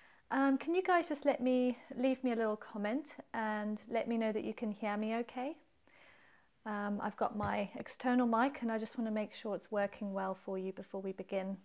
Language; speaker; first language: English; native; English